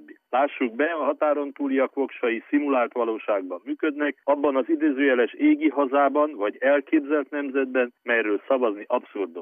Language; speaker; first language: Hungarian; native; Hungarian